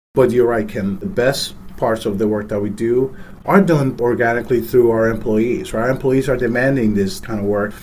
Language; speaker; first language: English; early bilingual, other home language; Spanish